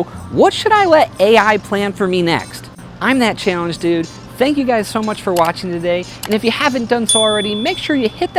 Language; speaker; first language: English; native; English